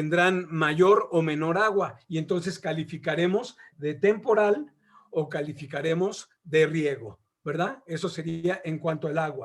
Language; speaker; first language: Spanish; native; Spanish